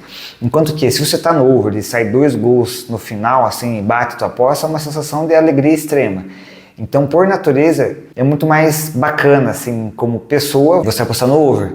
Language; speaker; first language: Portuguese; native; Portuguese